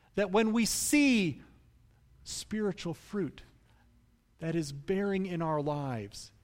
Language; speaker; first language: English; native; English